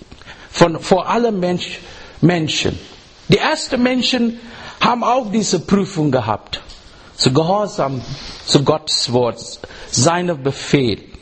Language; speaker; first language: German; non-native, learner; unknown